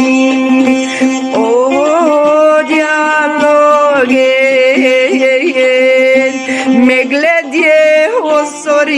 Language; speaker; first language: Swedish; non-native, fluent; Kurdish